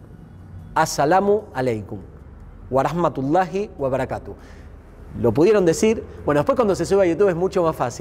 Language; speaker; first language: Spanish; native; Spanish